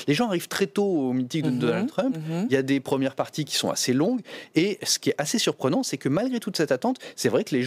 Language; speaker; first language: French; native; French